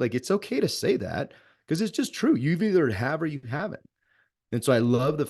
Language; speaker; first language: English; native; English